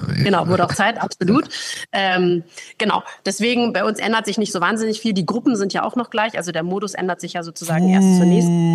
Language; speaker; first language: German; native; German